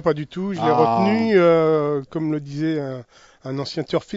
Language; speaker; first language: French; native; French